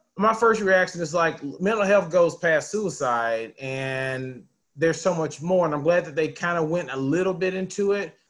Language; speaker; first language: English; native; English